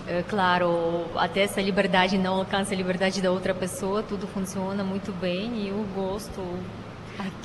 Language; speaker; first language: Portuguese; non-native, fluent; Ukrainian